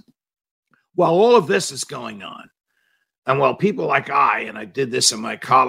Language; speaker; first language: English; native; English